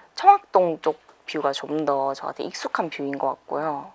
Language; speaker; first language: Korean; native; Korean